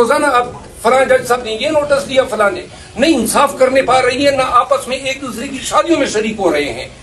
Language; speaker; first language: Urdu; non-native, local second language; Pashto